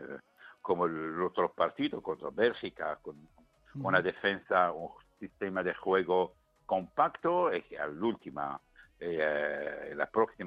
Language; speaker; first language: Spanish; non-native, fluent; Arabic